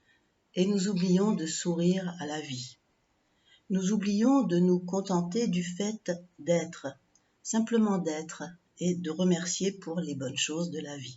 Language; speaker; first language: French; native; French